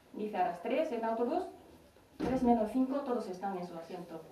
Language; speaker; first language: Spanish; non-native, fluent; Japanese